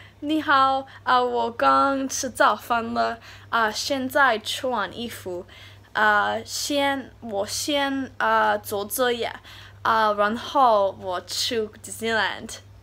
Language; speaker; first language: Chinese; non-native, learner; English